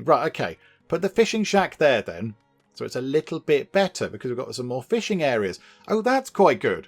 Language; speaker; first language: English; native; English